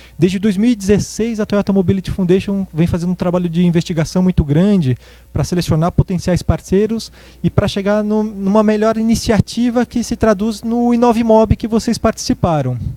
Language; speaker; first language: Portuguese; native; Portuguese